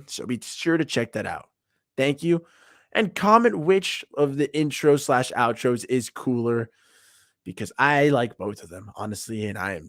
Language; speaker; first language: English; native; English